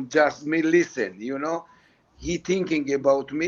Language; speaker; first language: English; non-native, learner; Georgian